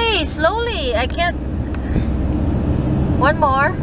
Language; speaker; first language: English; non-native, local second language; Cebuano